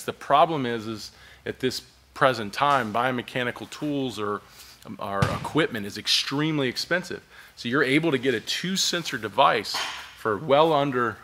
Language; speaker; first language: English; native; English